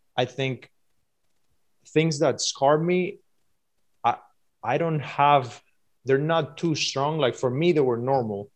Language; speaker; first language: English; non-native, fluent; Spanish